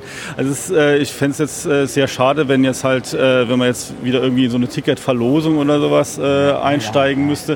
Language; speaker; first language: German; native; German